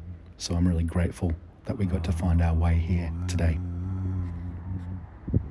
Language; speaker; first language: English; native; English